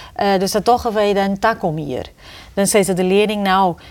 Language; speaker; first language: Dutch; non-native, fluent; Portuguese